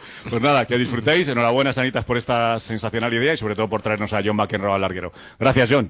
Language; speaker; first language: Spanish; native; Spanish